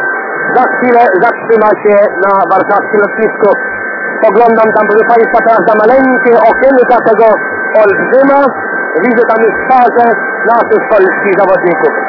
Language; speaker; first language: Polish; native; Polish